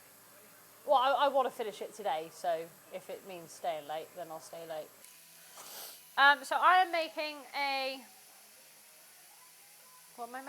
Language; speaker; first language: English; native; English